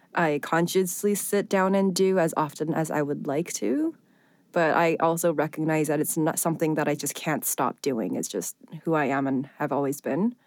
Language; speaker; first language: English; early bilingual, other home language; Chinese